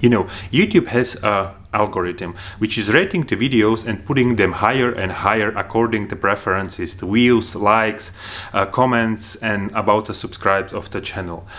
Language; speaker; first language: English; non-native, fluent; Slovak